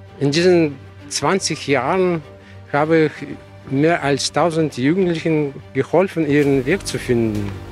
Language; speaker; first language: German; non-native, fluent; Russian